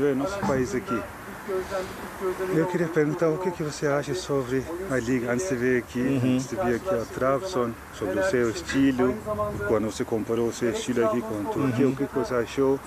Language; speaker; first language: Portuguese; non-native, learner; Turkish